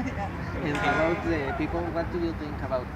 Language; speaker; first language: English; non-native, learner; Spanish